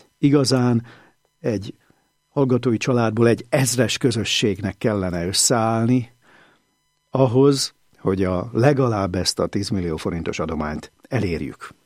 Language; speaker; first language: Hungarian; native; Hungarian